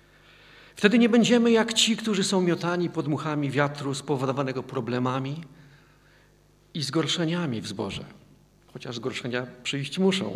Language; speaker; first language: Polish; native; Polish